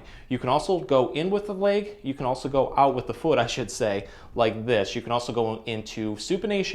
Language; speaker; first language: English; native; English